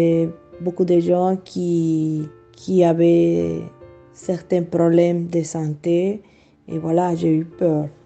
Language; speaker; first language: French; non-native, fluent; Spanish